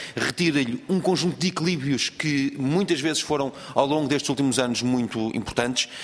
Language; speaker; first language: Portuguese; native; Portuguese